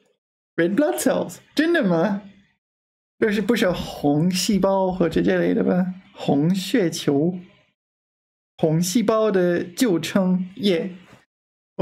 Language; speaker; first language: Chinese; non-native, learner; English